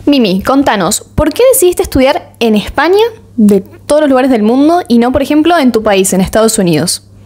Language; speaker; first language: Spanish; native; Spanish